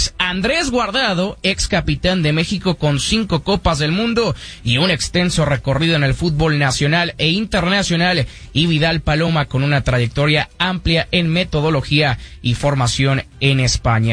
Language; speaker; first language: Spanish; native; Spanish